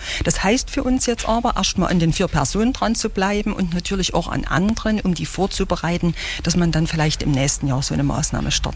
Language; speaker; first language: German; native; German